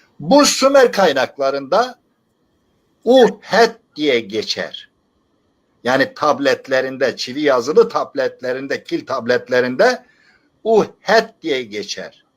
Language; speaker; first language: Turkish; non-native, local second language; Zaza